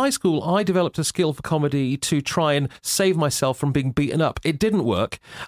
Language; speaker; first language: English; native; English